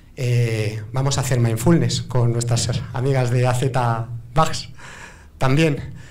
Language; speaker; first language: Spanish; native; Spanish